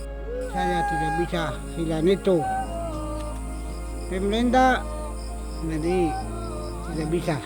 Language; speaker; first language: Indonesian; non-native, local second language; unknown